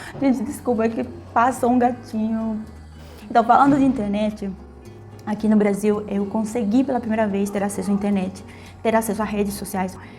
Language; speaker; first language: Portuguese; non-native, fluent; Spanish